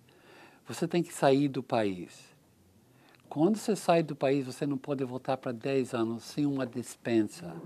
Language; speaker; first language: Portuguese; non-native, learner; English